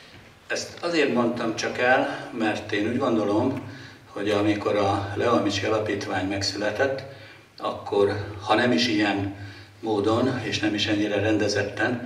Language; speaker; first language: Hungarian; native; Hungarian